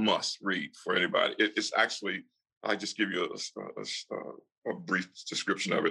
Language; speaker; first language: English; native; English